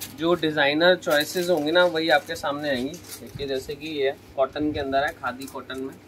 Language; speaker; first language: Hindi; native; Hindi